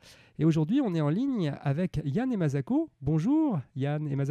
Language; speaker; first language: French; native; French